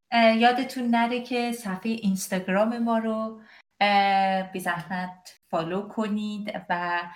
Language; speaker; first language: Persian; native; Persian